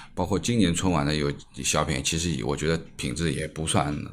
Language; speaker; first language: Chinese; native; Chinese